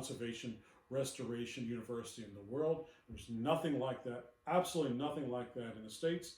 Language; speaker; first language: English; native; English